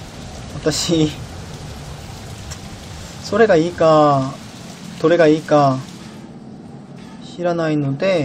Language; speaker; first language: Japanese; non-native, learner; Korean